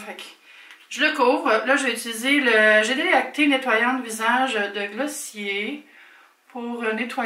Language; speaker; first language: French; native; French